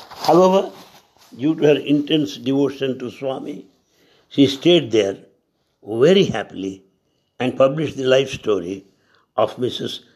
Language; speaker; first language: English; non-native, local second language; Telugu